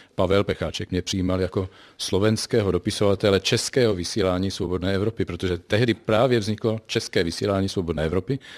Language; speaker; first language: Czech; native; Czech